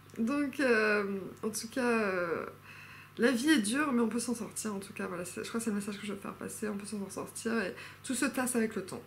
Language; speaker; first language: French; non-native, fluent; English